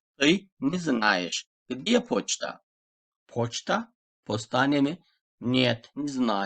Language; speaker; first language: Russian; non-native, fluent; Turkish